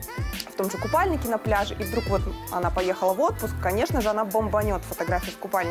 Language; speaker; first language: Russian; native; Russian